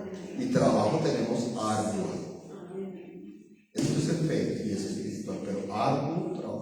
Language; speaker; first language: Spanish; native; Spanish